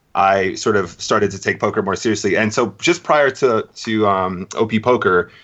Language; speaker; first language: English; native; English